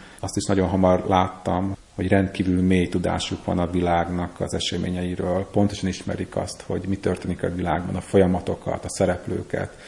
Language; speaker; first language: Hungarian; native; Hungarian